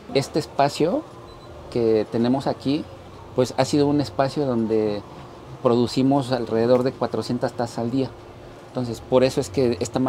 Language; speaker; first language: Spanish; native; Spanish